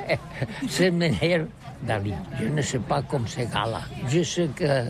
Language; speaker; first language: French; non-native, learner; Catalan